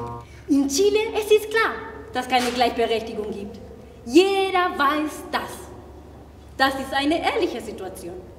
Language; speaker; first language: German; non-native, fluent; Spanish